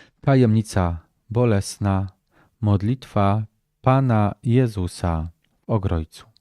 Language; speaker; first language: Polish; native; Polish